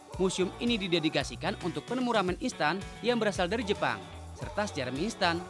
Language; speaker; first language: Indonesian; native; Indonesian